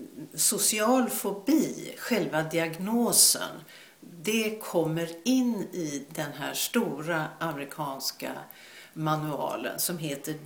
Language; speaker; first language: Swedish; native; Swedish